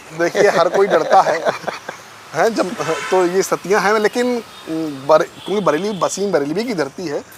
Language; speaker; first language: Hindi; native; Hindi